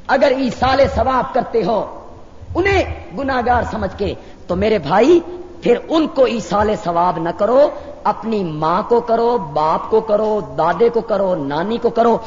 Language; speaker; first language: Urdu; non-native, local second language; Punjabi